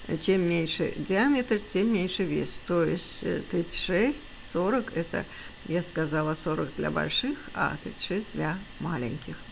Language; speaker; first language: Russian; non-native, local second language; Azerbaijani